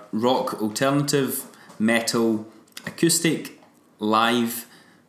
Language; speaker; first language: English; native; English